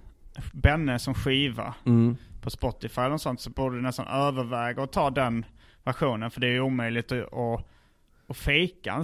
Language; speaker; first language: Swedish; native; Swedish